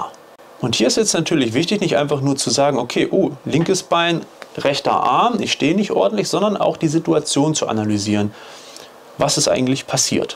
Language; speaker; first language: German; native; German